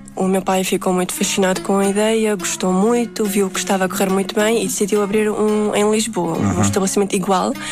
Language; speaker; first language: Portuguese; early bilingual, other home language; Uzbek